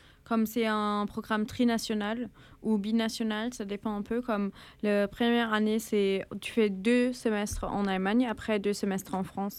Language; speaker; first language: French; non-native, fluent; German